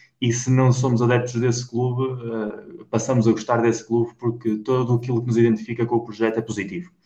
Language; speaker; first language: Portuguese; native; Portuguese